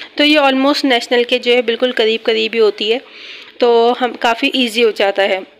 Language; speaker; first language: Urdu; native; Urdu